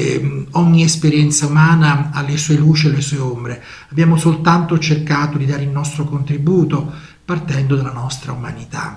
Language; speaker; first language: Italian; native; Italian